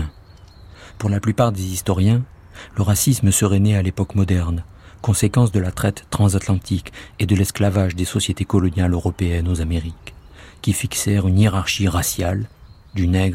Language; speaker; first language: French; native; French